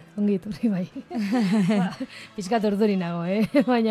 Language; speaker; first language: Basque; non-native, local second language; Spanish